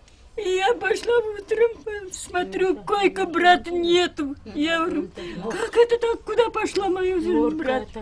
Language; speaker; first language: Russian; non-native, local second language; Crimean Tatar